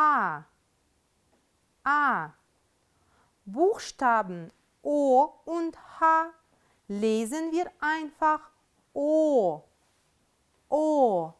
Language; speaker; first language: German; non-native, fluent; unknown